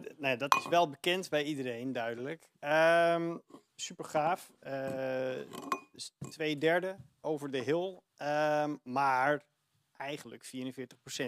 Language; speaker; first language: Dutch; native; Dutch